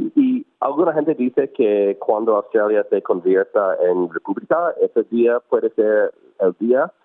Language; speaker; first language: Spanish; non-native, fluent; English